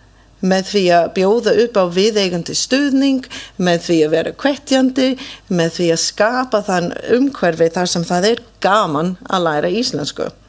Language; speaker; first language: Icelandic; non-native, fluent; English